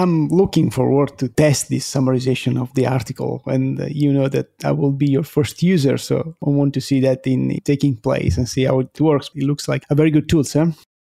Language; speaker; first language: English; non-native, fluent; Italian